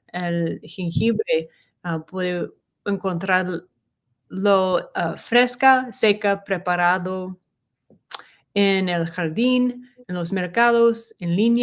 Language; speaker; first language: Spanish; non-native, learner; English